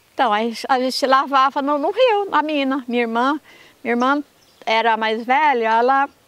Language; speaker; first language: Portuguese; native; Portuguese